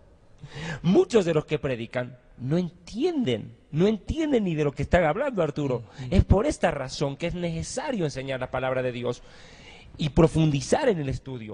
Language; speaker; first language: Spanish; native; Spanish